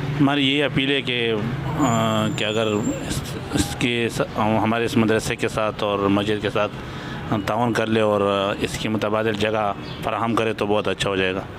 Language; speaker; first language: Urdu; non-native, local second language; Pashto